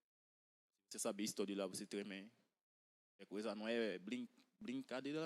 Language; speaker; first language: Portuguese; non-native, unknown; Haitian Creole